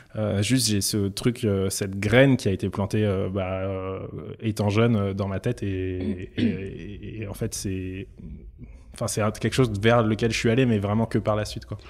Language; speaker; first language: French; native; French